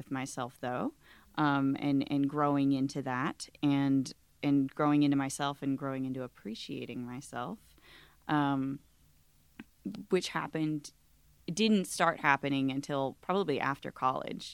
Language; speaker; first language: English; native; English